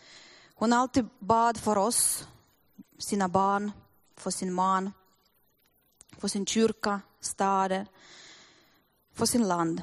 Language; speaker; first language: Swedish; non-native, fluent; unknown